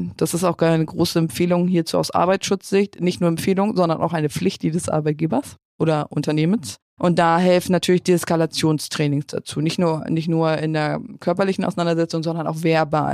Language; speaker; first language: German; native; German